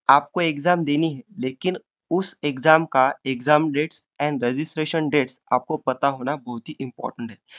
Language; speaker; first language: Hindi; non-native, local second language; Marathi